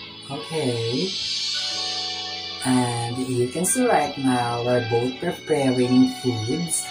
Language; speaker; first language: English; non-native, local second language; Filipino